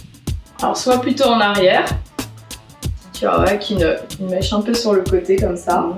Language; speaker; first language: French; native; French